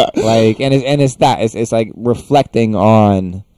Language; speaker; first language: English; native; English